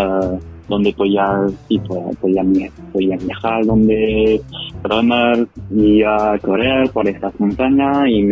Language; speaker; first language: Spanish; non-native, fluent; French